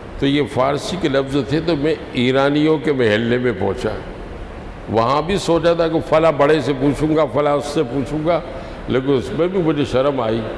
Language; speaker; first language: Urdu; native; Urdu